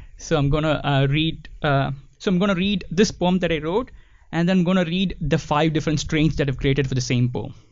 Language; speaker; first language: English; non-native, local second language; Tamil